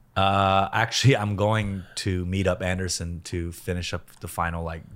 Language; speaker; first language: English; early bilingual, other home language; Korean